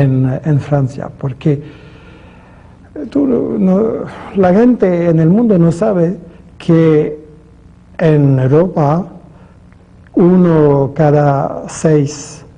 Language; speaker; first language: Spanish; non-native, fluent; French